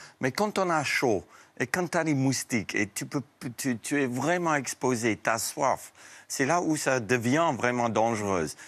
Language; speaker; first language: French; non-native, fluent; Afrikaans